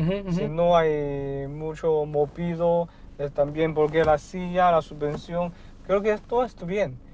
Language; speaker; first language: Spanish; non-native, learner; Chinese